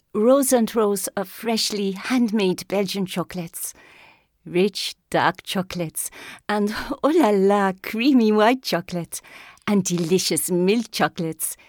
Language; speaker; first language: English; native; English